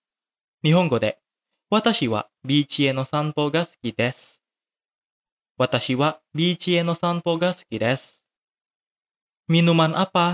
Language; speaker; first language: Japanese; non-native, fluent; Indonesian